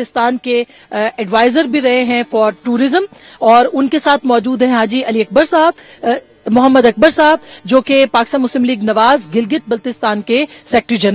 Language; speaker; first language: Urdu; native; Urdu